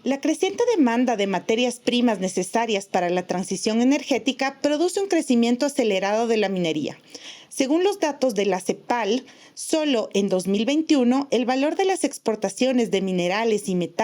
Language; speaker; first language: Spanish; native; Spanish